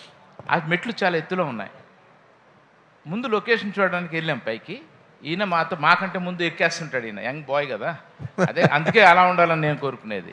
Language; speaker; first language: Telugu; native; Telugu